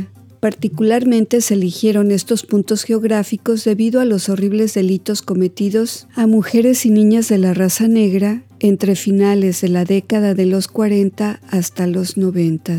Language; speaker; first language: Spanish; native; Spanish